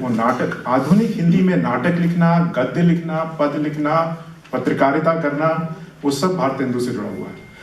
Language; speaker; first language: Hindi; non-native, local second language; Magahi